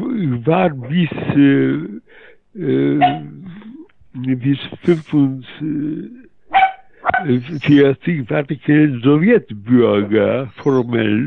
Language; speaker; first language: German; early bilingual, heritage; Polish